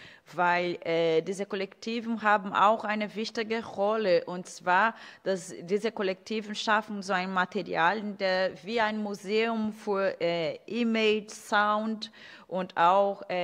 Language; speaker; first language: German; non-native, fluent; Portuguese